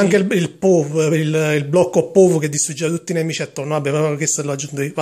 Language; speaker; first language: Italian; native; Italian